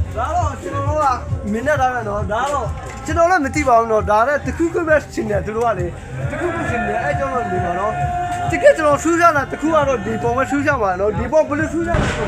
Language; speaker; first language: Burmese; non-native, local second language; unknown